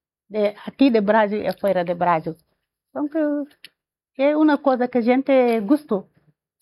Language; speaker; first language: Portuguese; non-native, learner; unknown